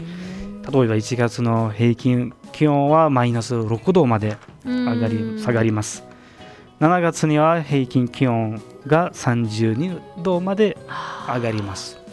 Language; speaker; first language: Japanese; non-native, fluent; Uzbek